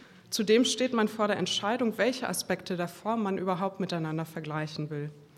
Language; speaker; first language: German; native; German